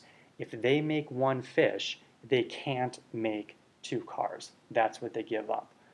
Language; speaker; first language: English; native; English